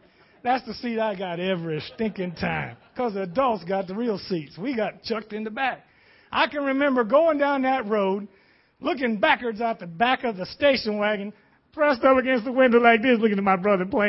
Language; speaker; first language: English; native; English